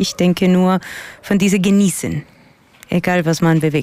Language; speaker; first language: German; non-native, fluent; Spanish